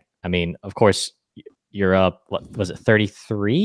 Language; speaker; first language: English; native; English